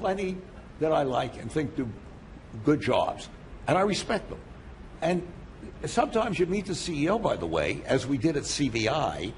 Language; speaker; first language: English; native; English